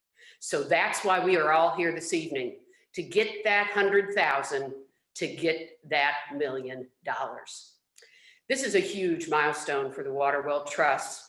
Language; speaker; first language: English; native; English